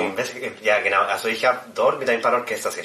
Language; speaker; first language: German; non-native, fluent; Spanish